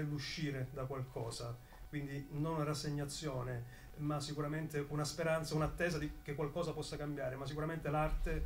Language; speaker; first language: Italian; native; Italian